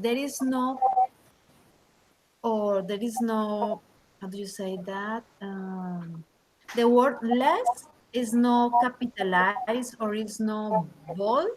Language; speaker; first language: English; non-native, learner; Spanish